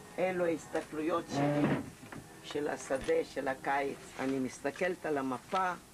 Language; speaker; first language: Hebrew; non-native, fluent; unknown